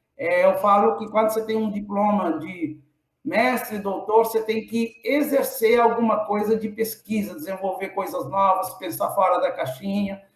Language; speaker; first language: Portuguese; non-native, local second language; Kabuverdianu